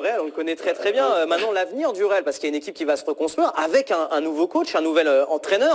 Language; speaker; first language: French; native; French